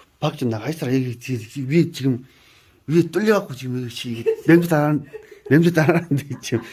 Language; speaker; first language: Korean; native; Korean